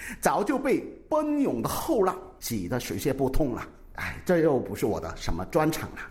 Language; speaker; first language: Chinese; non-native, fluent; Korean